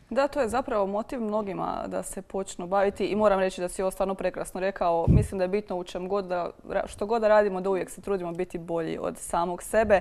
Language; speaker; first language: Croatian; native; Croatian